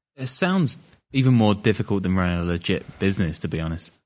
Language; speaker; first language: English; native; English